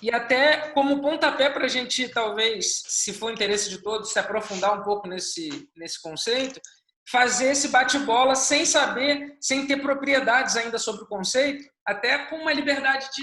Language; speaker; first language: Portuguese; native; Portuguese